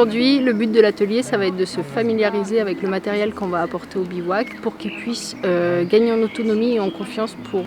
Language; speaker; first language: French; native; French